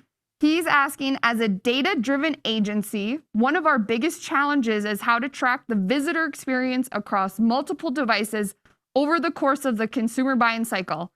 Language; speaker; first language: English; native; English